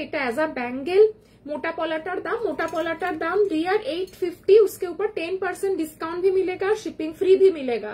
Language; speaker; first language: Hindi; non-native, local second language; Bangla